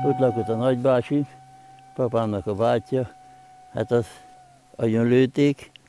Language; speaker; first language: Hungarian; non-native, local second language; German